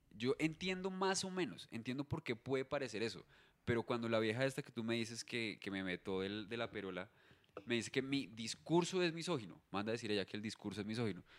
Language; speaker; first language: Spanish; native; Spanish